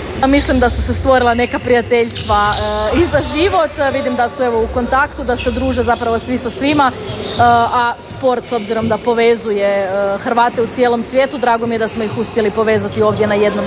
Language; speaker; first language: Serbian; native; Serbian